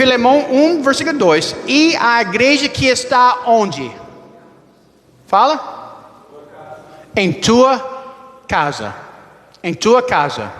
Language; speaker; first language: Portuguese; non-native, learner; English